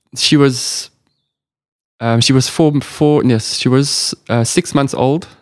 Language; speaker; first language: English; non-native, local second language; Afrikaans